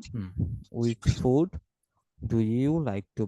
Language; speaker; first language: English; non-native, fluent; Bangla